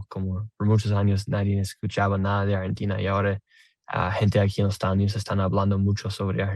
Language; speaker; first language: Spanish; non-native, learner; English